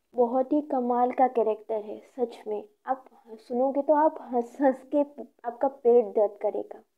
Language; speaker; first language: Hindi; non-native, local second language; Odia